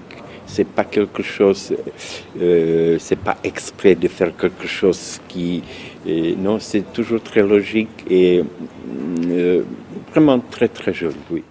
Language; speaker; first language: French; non-native, fluent; Czech